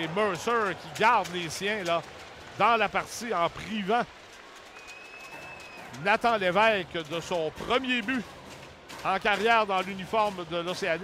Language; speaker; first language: French; native; French